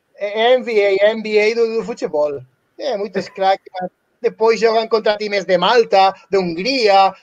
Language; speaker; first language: Portuguese; non-native, learner; Spanish